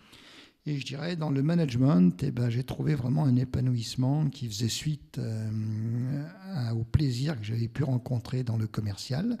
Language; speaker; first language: French; native; French